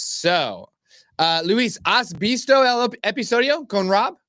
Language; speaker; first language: Spanish; non-native, learner; English